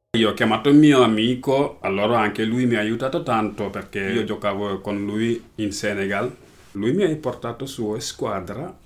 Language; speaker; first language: Italian; non-native, learner; Wolof